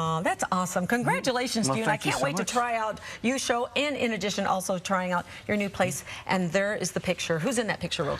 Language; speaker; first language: English; native; English